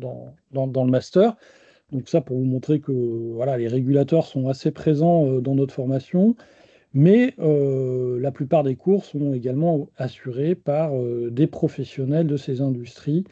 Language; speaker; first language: French; native; French